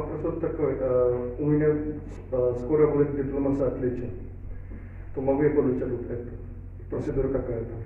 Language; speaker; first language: Russian; non-native, fluent; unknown